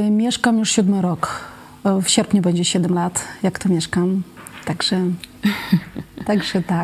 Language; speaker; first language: Polish; non-native, fluent; Ukrainian